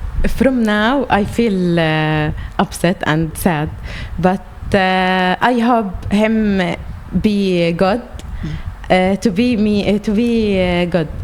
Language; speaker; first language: English; non-native, learner; Arabic